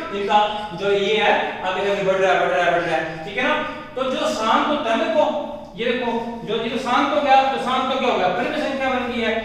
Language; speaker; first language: Hindi; native; Hindi